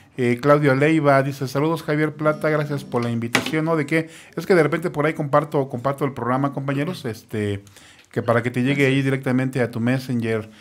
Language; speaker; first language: Spanish; native; Spanish